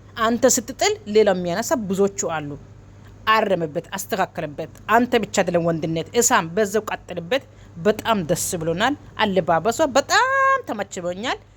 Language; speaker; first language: Amharic; non-native, local second language; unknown